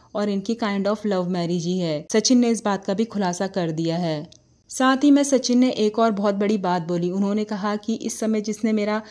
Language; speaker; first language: Hindi; native; Hindi